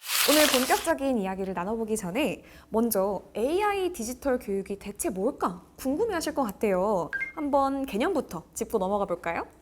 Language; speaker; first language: Korean; native; Korean